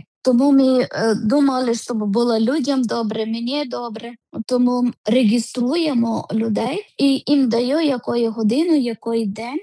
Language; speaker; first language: Ukrainian; non-native, learner; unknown